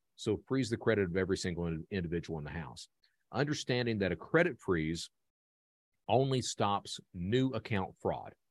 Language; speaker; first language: English; native; English